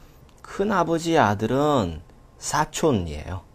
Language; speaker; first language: Korean; non-native, fluent; Russian